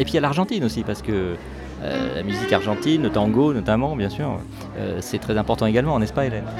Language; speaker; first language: French; native; French